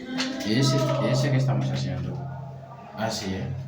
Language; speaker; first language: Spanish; non-native, learner; Haitian Creole